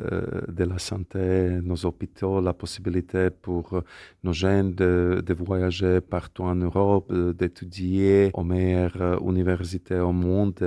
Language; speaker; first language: French; non-native, fluent; Slovak